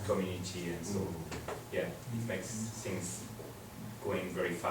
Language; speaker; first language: English; non-native, fluent; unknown